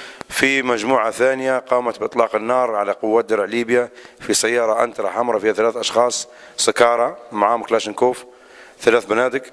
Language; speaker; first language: Arabic; native; Arabic